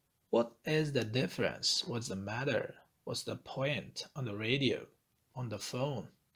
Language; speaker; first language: English; non-native, fluent; Azerbaijani